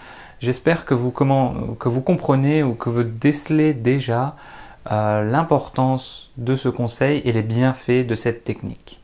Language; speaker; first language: French; native; French